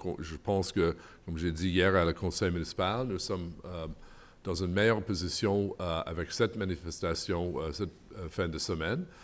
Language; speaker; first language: French; non-native, local second language; English